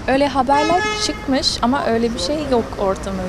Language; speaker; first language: Turkish; non-native, fluent; English